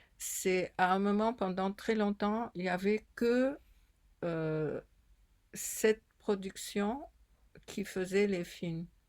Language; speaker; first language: French; non-native, fluent; Arabic